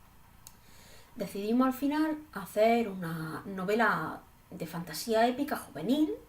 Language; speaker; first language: Spanish; native; Spanish